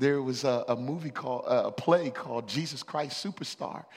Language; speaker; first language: English; native; English